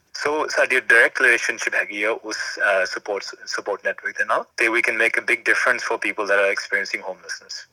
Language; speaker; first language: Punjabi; early bilingual, heritage; Punjabi